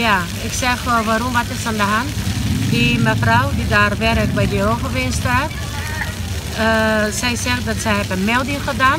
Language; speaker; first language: Dutch; non-native, learner; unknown